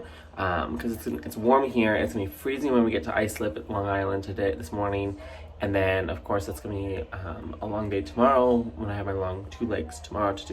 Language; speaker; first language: English; native; English